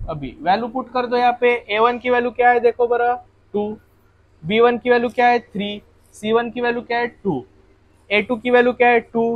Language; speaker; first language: Hindi; non-native, local second language; Marathi